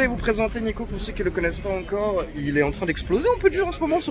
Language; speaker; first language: French; native; French